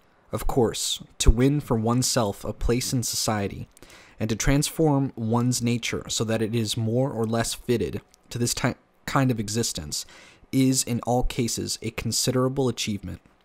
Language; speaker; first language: English; native; English